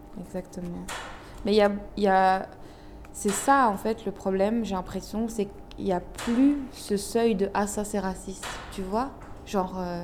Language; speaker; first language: French; early bilingual, other home language; Arabic